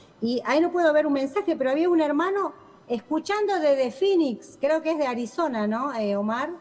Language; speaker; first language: Spanish; native; Spanish